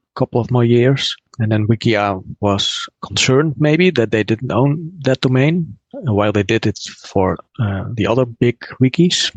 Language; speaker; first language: English; non-native, fluent; Dutch